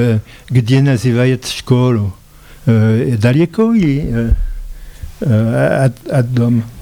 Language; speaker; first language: Russian; non-native, learner; French